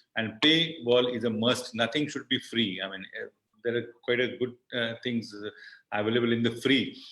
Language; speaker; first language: English; non-native, local second language; Marathi